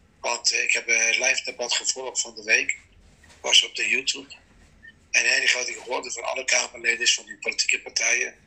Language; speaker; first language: Dutch; non-native, fluent; Persian